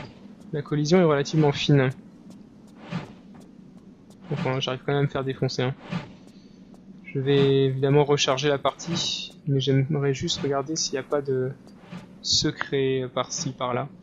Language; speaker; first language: French; native; French